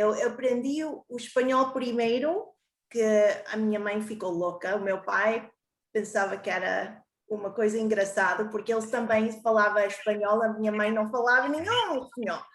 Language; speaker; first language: Portuguese; early bilingual, heritage; Portuguese